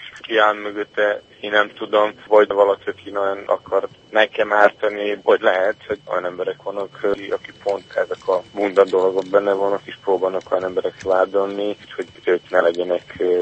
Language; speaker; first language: Hungarian; non-native, fluent; Serbian